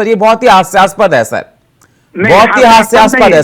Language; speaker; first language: Hindi; native; Hindi